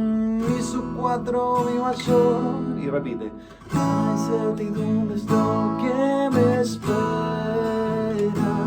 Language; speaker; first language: Spanish; native; Spanish